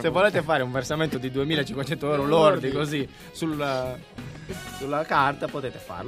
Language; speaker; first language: Italian; native; Italian